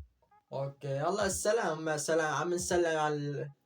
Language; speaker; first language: Arabic; native; Arabic